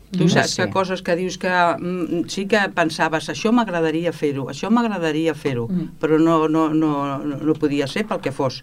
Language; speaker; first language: Catalan; native; Catalan